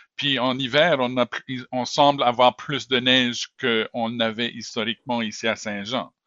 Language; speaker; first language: French; native; French